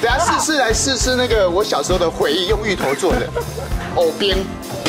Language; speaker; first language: Chinese; native; Chinese